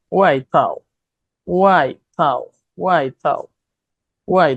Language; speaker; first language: Chinese; non-native, fluent; Bangla